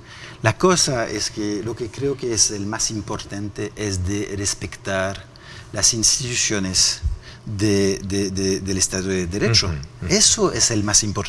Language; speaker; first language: Spanish; non-native, fluent; French